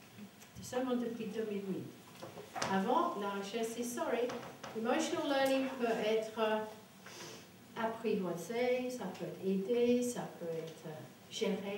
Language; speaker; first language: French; non-native, fluent; English